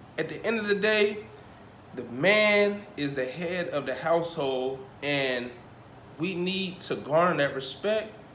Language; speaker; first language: English; native; English